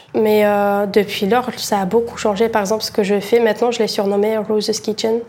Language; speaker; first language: French; early bilingual, other home language; Bulgarian